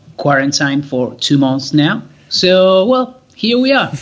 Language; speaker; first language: English; non-native, fluent; Spanish